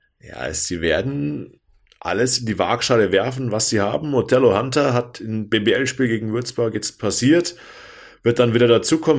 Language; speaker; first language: German; native; German